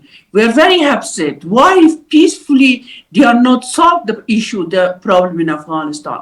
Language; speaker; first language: English; non-native, learner; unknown